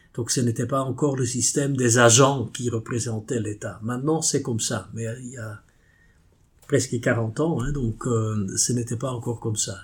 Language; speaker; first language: French; non-native, fluent; Dutch